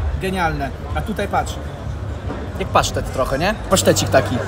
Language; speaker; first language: Polish; native; Polish